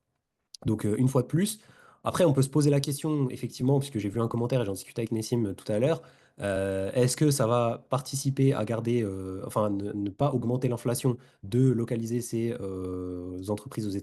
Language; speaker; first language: French; native; French